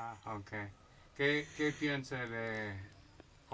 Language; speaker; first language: Spanish; non-native, learner; English